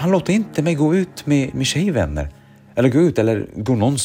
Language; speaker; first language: Swedish; early bilingual, other home language; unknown